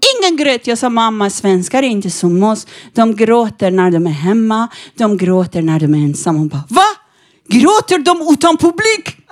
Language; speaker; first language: Swedish; non-native, fluent; Persian